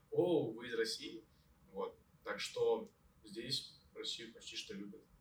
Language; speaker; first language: Russian; native; Russian